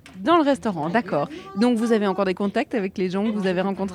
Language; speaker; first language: French; native; French